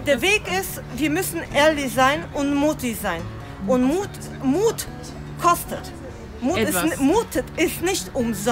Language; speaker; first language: German; non-native, fluent; Polish